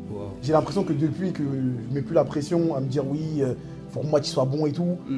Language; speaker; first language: French; early bilingual, other home language; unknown